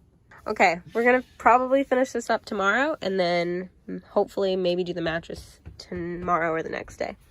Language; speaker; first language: English; native; English